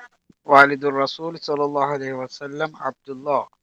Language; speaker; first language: Arabic; non-native, learner; Divehi